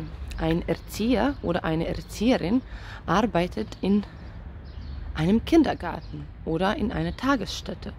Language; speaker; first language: German; non-native, fluent; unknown